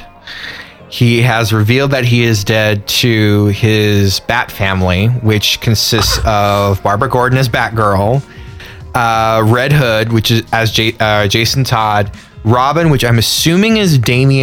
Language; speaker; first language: English; native; English